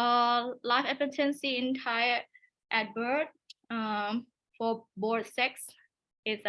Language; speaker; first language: English; non-native, learner; Thai